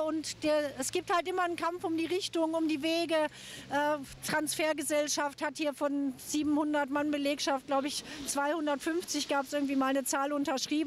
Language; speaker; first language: German; native; German